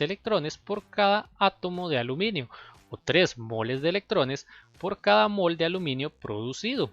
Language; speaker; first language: Spanish; native; Spanish